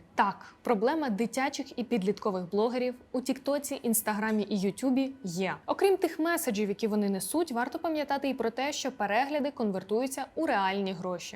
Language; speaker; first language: Ukrainian; non-native, local second language; Russian